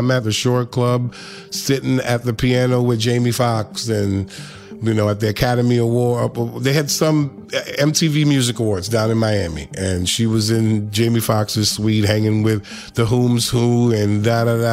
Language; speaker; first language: English; native; English